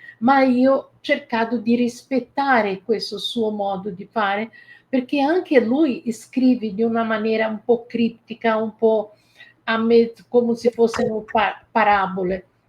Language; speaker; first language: Italian; non-native, fluent; Portuguese